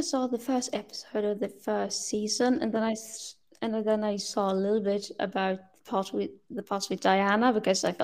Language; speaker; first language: English; non-native, fluent; Swedish